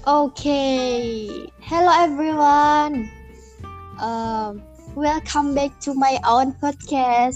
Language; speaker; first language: English; non-native, learner; Indonesian